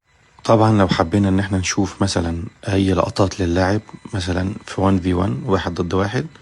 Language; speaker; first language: Arabic; native; Arabic